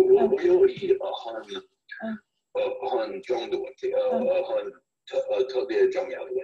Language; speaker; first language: Chinese; non-native, fluent; English